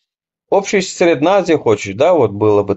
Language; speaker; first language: Russian; non-native, local second language; Turkmen